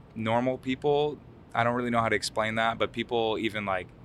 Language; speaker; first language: English; early bilingual, other home language; Arabic